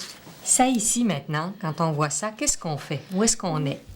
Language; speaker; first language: French; native; French